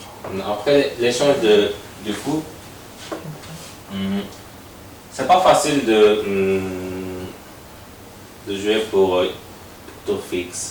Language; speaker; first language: French; non-native, fluent; Japanese